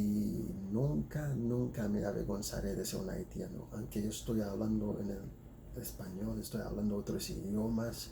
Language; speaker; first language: Spanish; non-native, fluent; Haitian Creole